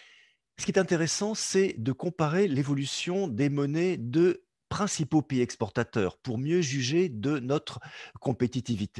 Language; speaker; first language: French; native; French